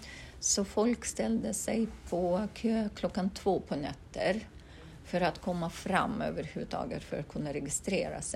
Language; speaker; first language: Swedish; non-native, fluent; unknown